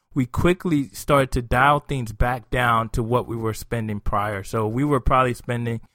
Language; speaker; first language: English; non-native, local second language; Yoruba